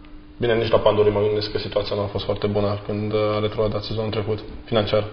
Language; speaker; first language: Romanian; native; Romanian